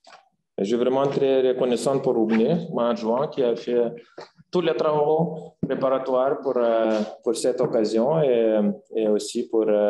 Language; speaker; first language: French; non-native, fluent; Lithuanian